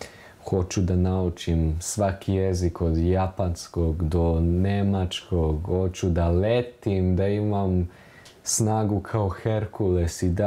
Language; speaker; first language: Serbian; early bilingual, heritage; German